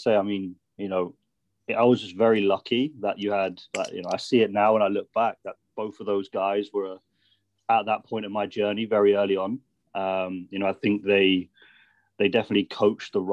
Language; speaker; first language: English; native; English